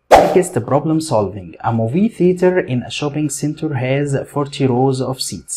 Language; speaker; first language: English; non-native, fluent; Arabic